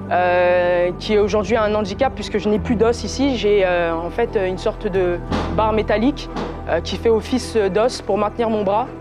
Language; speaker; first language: French; native; French